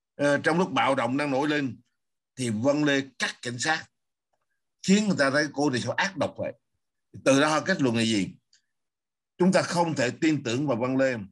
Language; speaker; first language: Vietnamese; native; Vietnamese